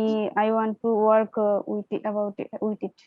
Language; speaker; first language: English; non-native, learner; Bangla